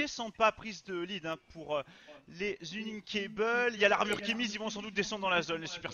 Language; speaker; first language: French; native; French